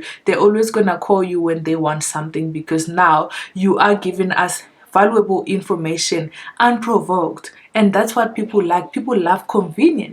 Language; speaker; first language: English; non-native, local second language; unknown